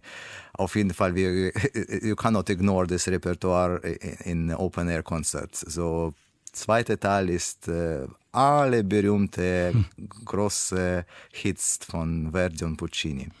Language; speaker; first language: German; non-native, learner; Russian